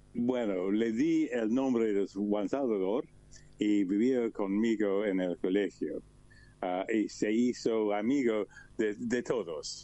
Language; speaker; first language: Spanish; non-native, learner; English